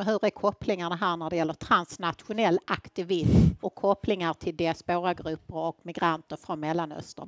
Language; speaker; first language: Swedish; native; Swedish